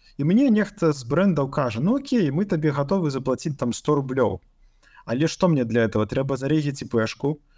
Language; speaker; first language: Belarusian; non-native, local second language; Russian